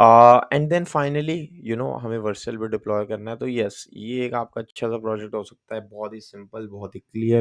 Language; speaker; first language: Hindi; native; Hindi